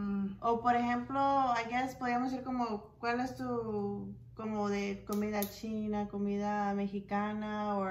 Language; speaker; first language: Spanish; early bilingual, heritage; Spanish